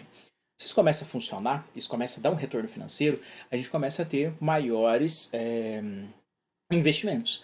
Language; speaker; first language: Portuguese; native; Portuguese